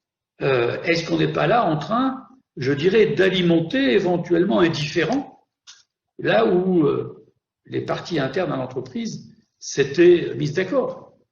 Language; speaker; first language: French; native; French